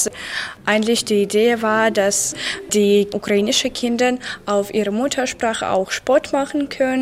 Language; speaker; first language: German; non-native, fluent; Ukrainian